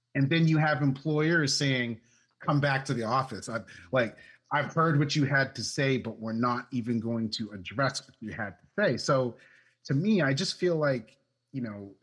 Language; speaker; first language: English; native; English